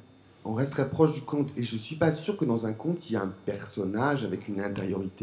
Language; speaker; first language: French; native; French